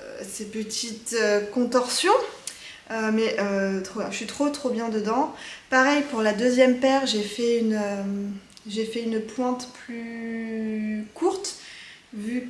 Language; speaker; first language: French; native; French